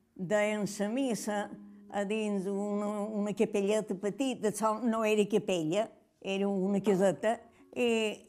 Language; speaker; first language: Catalan; native; Catalan